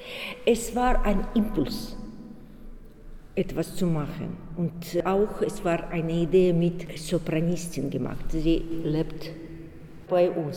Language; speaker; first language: German; non-native, learner; Ukrainian